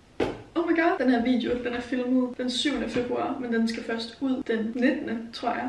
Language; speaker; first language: Danish; native; Danish